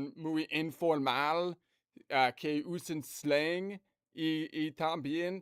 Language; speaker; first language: Spanish; non-native, learner; English